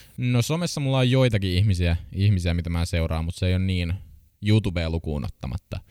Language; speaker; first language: Finnish; native; Finnish